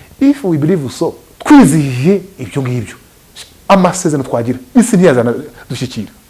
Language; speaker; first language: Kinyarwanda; native; Kinyarwanda